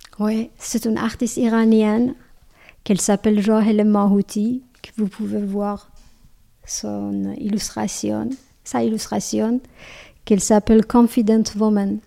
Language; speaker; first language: French; non-native, learner; Persian